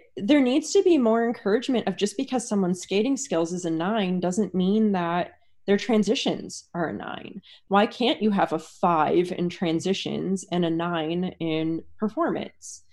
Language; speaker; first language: English; native; English